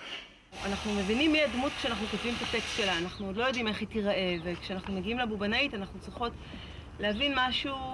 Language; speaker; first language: Hebrew; native; Hebrew